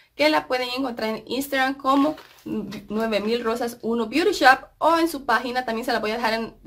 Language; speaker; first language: Spanish; native; Spanish